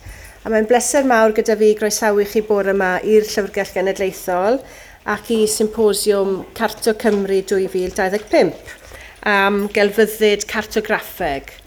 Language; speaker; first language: Welsh; native; Welsh